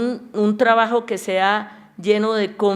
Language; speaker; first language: Spanish; native; Spanish